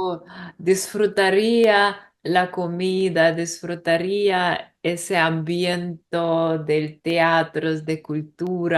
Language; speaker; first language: Spanish; non-native, learner; English